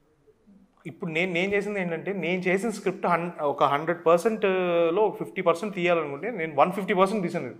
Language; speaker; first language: Telugu; native; Telugu